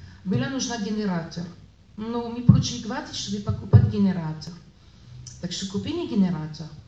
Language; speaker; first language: Russian; non-native, learner; French